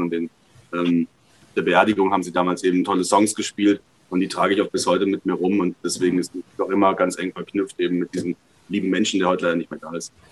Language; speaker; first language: German; native; German